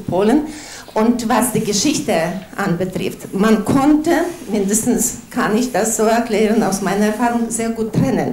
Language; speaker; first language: German; non-native, fluent; Ukrainian